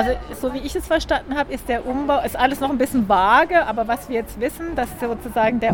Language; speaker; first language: German; native; German